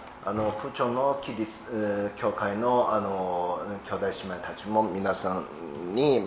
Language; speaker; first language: Japanese; non-native, fluent; Chinese